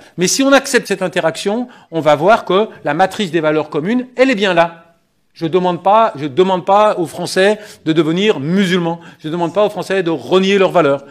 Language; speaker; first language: French; native; French